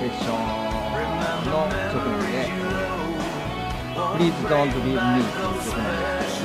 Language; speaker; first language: Japanese; native; Japanese